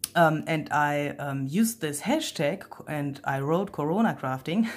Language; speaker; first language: English; non-native, fluent; German